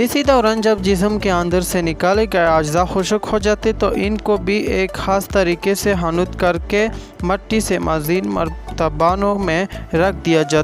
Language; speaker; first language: Urdu; native; Urdu